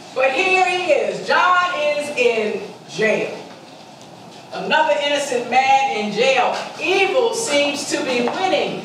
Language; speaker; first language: English; native; English